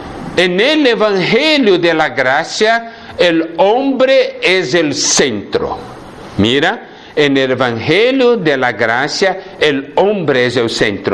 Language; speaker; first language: Spanish; non-native, fluent; Portuguese